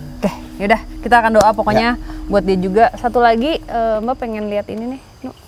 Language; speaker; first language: Indonesian; native; Indonesian